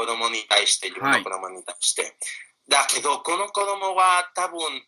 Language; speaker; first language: Japanese; non-native, fluent; Spanish